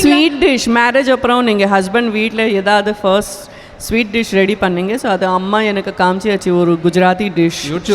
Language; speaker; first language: Tamil; non-native, local second language; Gujarati